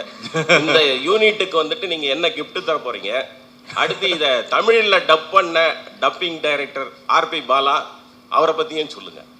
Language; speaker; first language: Tamil; native; Tamil